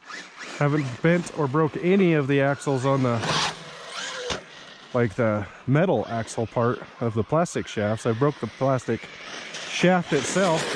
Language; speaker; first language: English; native; English